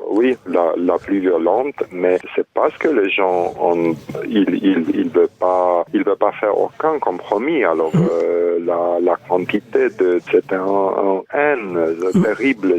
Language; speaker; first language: French; non-native, fluent; Romanian